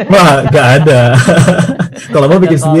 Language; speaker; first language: Indonesian; native; Indonesian